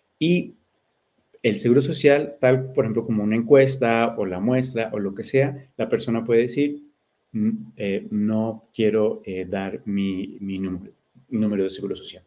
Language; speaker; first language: Spanish; early bilingual, heritage; Spanish